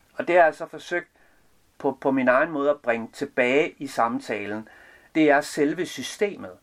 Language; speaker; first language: Danish; early bilingual, other home language; Serbian